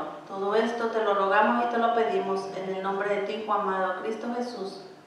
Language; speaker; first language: Spanish; native; Spanish